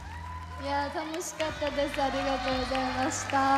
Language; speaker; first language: Japanese; non-native, fluent; Korean